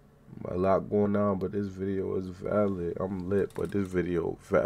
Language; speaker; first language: English; native; English